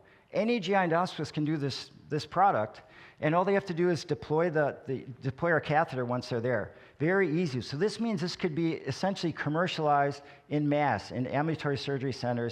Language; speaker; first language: English; native; English